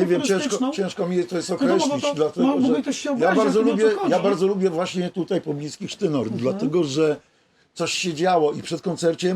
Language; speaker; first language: Polish; native; Polish